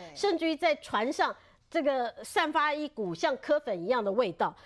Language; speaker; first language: Chinese; native; Chinese